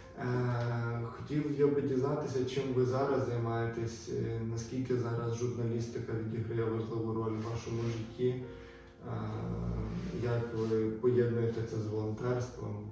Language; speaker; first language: Ukrainian; native; Ukrainian